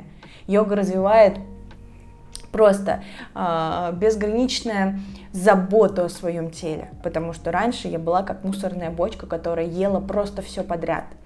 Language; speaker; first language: Russian; native; Russian